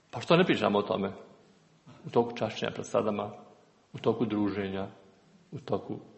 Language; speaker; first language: Serbian; native; Serbian